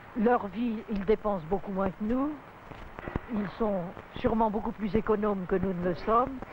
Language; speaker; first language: French; native; French